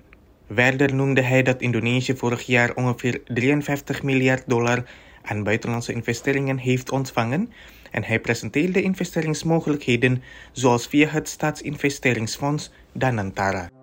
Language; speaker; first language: Dutch; non-native, fluent; Indonesian